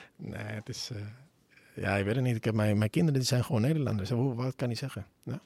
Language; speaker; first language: Dutch; non-native, fluent; Spanish